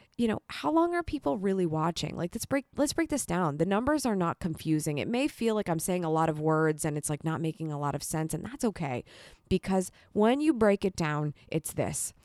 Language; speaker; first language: English; native; English